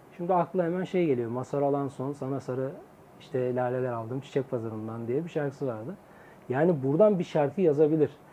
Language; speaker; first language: Turkish; native; Turkish